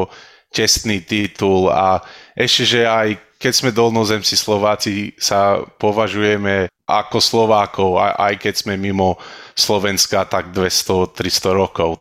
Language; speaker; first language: Slovak; early bilingual, heritage; Slovak